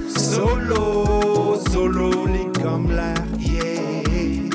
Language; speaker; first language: French; native; French